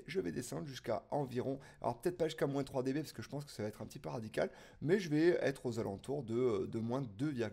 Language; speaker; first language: French; native; French